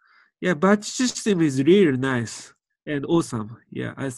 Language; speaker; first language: English; non-native, learner; Japanese